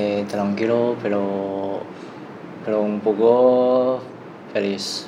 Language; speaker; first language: Spanish; non-native, learner; Chinese